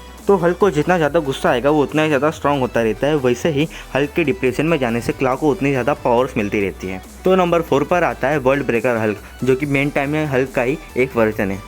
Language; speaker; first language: Hindi; native; Hindi